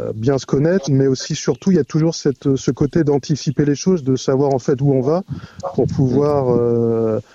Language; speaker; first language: French; native; French